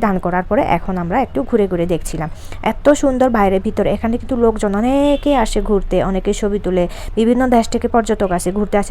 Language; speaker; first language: Bangla; non-native, local second language; Chakma